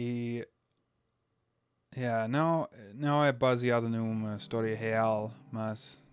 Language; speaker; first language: Portuguese; non-native, fluent; English